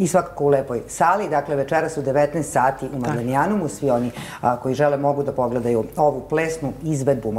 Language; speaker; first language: Serbian; native; Serbian